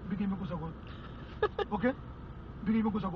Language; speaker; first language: Filipino; non-native, learner; Pashto